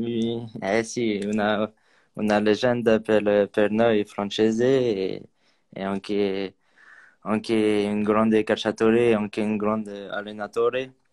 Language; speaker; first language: Italian; non-native, learner; French